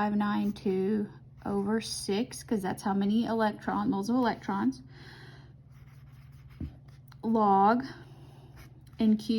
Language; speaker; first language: English; native; English